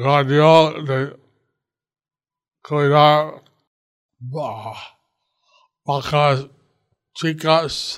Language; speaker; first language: Spanish; non-native, learner; English